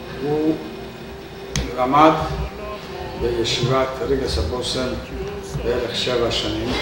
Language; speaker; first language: Hebrew; non-native, fluent; Hungarian